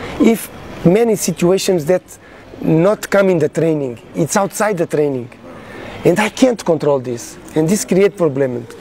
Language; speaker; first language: English; non-native, learner; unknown